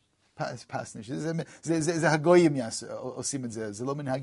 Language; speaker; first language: Hebrew; non-native, fluent; English